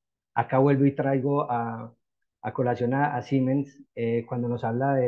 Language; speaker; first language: Spanish; native; Spanish